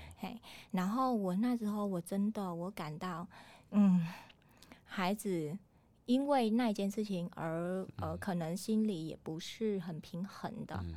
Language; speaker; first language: Chinese; non-native, fluent; Vietnamese